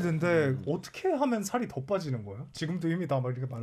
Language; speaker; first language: Korean; native; Korean